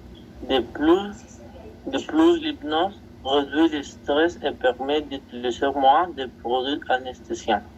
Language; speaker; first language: French; non-native, learner; Spanish